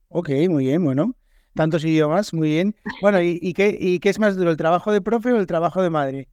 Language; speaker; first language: Spanish; native; Spanish